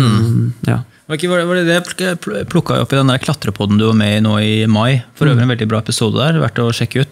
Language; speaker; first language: Norwegian; native; Norwegian